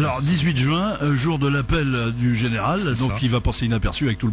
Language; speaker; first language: French; native; French